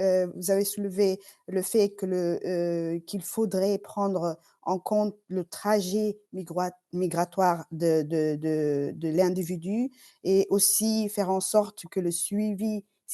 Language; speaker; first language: French; non-native, fluent; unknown